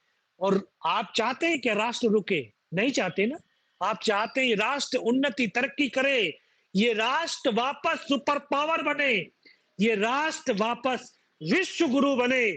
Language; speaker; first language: Hindi; native; Hindi